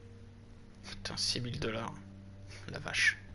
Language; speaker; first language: French; native; French